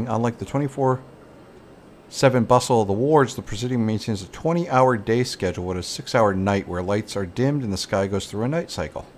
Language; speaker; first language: English; native; English